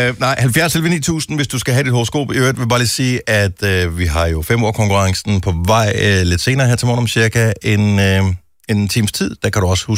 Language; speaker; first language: Danish; native; Danish